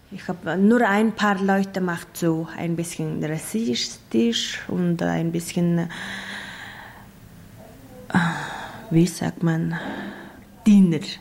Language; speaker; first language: German; non-native, learner; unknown